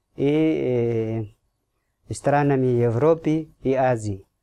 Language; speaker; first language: Russian; non-native, fluent; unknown